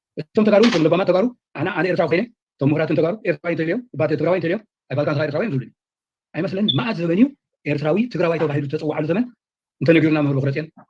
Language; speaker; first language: Tigrinya; native; Tigrinya